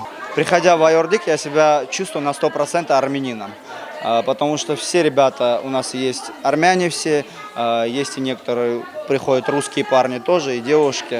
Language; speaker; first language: Russian; early bilingual, other home language; Armenian